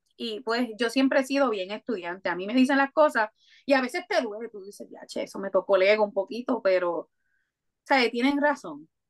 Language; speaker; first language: Spanish; native; Spanish